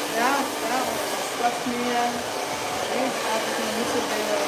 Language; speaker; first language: Dutch; non-native, fluent; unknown